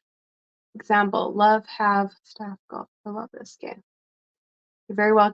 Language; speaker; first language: English; non-native, fluent; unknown